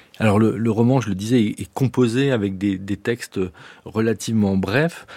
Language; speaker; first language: French; native; French